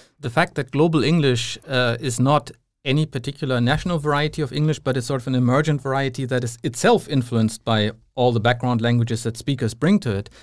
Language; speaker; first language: English; non-native, fluent; German